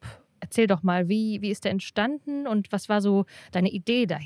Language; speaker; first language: German; native; German